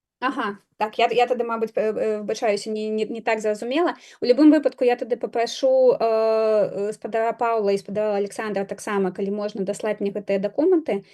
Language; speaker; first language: Belarusian; non-native, local second language; Russian